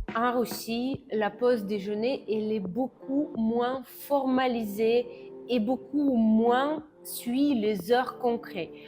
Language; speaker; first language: French; non-native, fluent; Russian